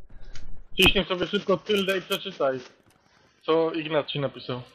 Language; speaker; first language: Polish; native; Polish